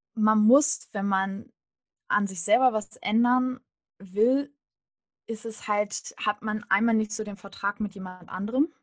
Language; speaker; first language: German; native; German